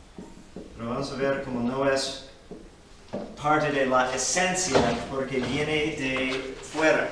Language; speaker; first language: Spanish; non-native, fluent; English